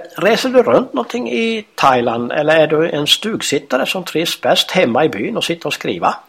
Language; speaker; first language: Swedish; native; Swedish